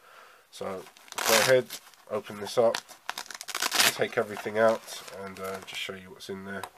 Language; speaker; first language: English; native; English